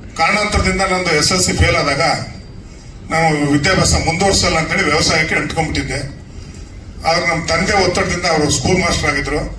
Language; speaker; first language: Kannada; native; Kannada